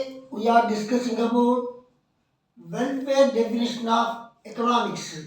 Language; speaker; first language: English; non-native, local second language; Telugu